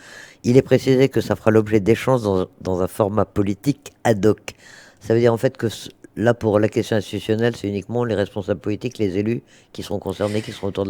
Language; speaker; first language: French; native; French